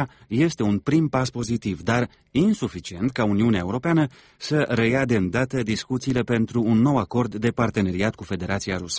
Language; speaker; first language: Romanian; native; Romanian